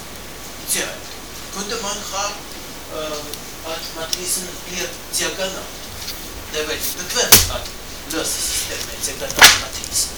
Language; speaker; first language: Swedish; non-native, fluent; Russian